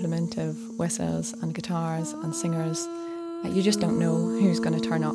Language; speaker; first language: English; native; English